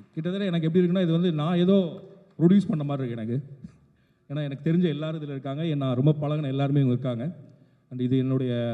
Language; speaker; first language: Tamil; native; Tamil